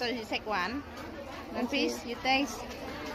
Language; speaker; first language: English; non-native, learner; Vietnamese